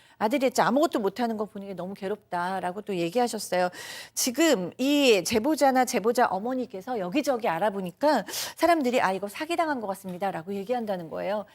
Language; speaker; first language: Korean; native; Korean